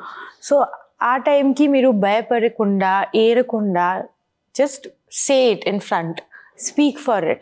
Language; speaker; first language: Telugu; non-native, learner; Bangla